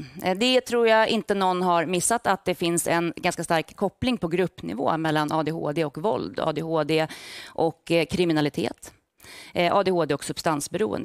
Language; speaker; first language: Swedish; native; Swedish